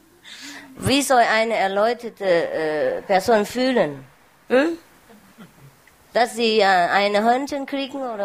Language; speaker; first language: German; non-native, learner; Vietnamese